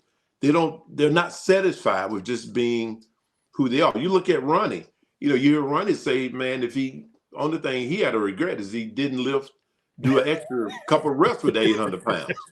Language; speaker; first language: English; native; English